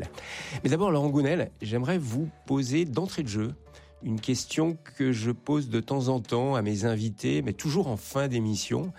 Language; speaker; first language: French; native; French